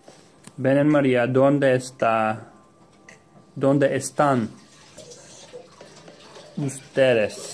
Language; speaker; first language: Spanish; non-native, learner; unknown